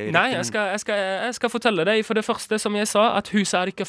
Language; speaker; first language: Norwegian; early bilingual, other home language; Arabic